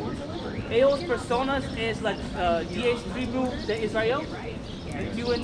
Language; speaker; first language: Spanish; non-native, learner; English